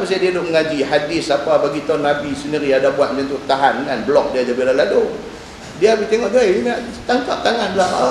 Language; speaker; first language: Malay; native; Malay